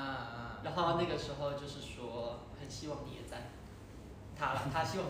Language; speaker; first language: Chinese; native; Chinese